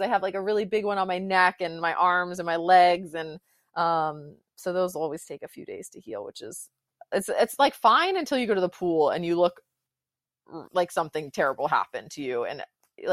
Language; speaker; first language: English; native; English